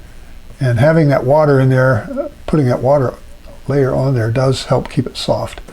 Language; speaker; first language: English; native; English